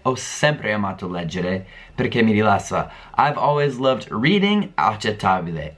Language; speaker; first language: Italian; non-native, fluent; English